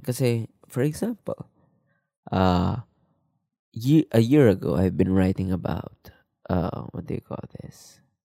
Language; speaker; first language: English; non-native, local second language; Filipino